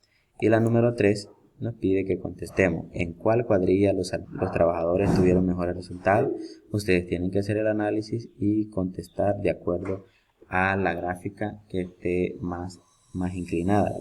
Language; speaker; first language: Spanish; native; Spanish